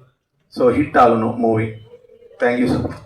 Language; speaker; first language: Tamil; non-native, local second language; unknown